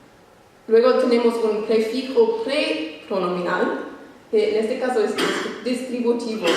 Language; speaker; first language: Spanish; non-native, fluent; English